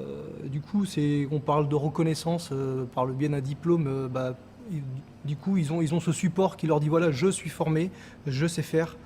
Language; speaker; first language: French; native; French